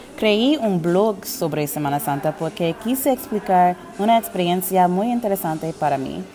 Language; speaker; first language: Spanish; non-native, learner; English